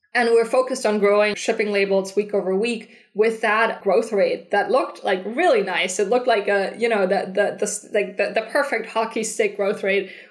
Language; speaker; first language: English; non-native, fluent; German